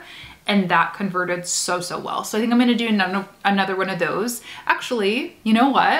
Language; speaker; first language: English; native; English